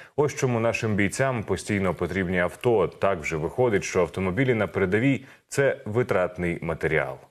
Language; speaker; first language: Ukrainian; native; Ukrainian